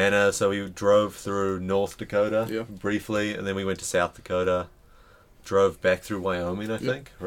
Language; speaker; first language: English; native; English